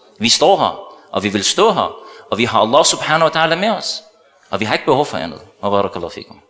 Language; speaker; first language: Danish; early bilingual, other home language; Arabic